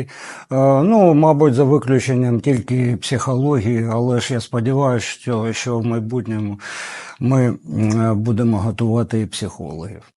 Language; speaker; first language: Ukrainian; native; Ukrainian